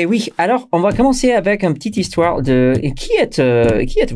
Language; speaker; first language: French; non-native, fluent; English